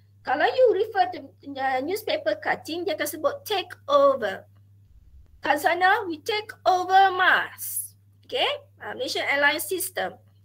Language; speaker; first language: English; non-native, local second language; Malay